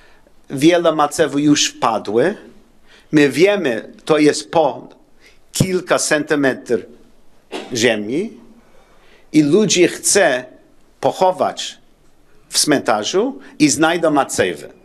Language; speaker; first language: Polish; non-native, learner; English